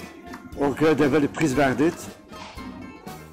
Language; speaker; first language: Swedish; non-native, fluent; Greek